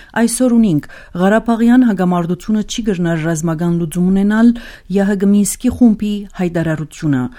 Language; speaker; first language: Armenian; early bilingual, heritage; Armenian